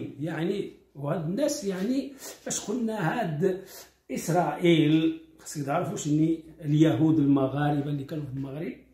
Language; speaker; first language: Arabic; native; Arabic